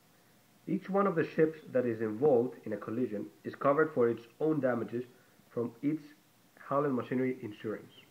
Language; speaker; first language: English; non-native, fluent; Greek